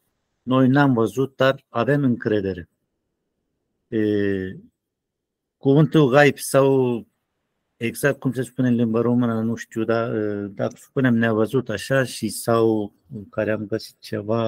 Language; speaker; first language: Romanian; non-native, learner; Turkish